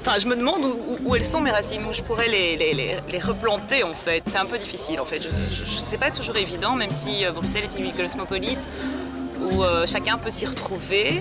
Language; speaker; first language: French; early bilingual, other home language; Portuguese